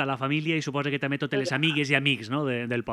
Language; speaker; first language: Catalan; native; Catalan